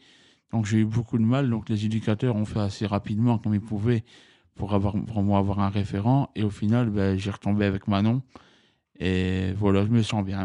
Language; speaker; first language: French; native; French